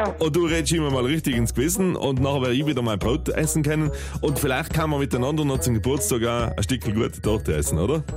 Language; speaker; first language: German; native; German